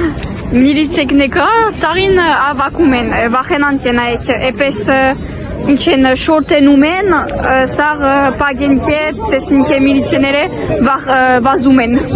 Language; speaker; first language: Armenian; early bilingual, heritage; Armenian